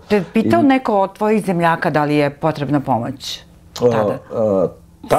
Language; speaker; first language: Serbian; native; Serbian